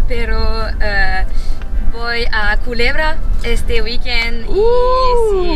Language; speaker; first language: Spanish; non-native, fluent; French